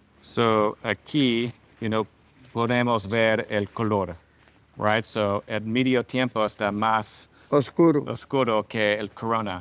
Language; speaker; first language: Spanish; non-native, learner; English